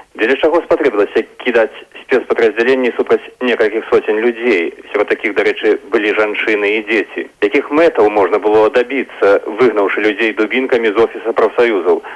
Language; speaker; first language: Belarusian; native; Belarusian